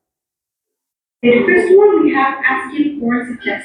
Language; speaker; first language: English; non-native, fluent; Indonesian